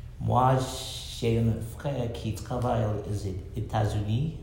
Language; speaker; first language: French; non-native, learner; English